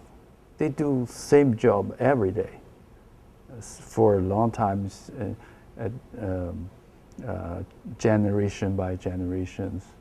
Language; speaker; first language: English; non-native, learner; Chinese